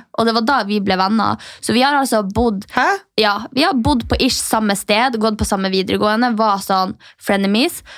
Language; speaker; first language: Norwegian; native; Norwegian